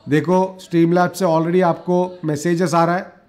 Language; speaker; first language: Hindi; native; Hindi